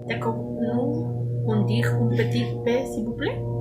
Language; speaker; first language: French; non-native, learner; Spanish